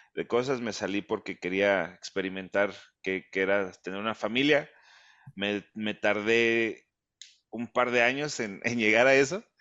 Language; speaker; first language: Spanish; early bilingual, heritage; Spanish